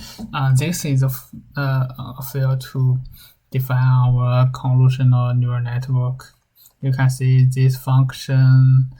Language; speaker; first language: English; non-native, learner; Chinese